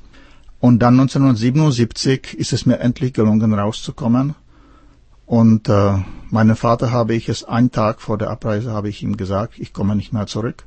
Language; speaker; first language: German; non-native, fluent; Czech